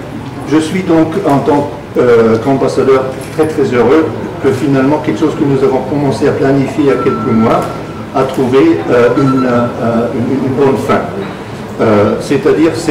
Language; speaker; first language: French; non-native, fluent; German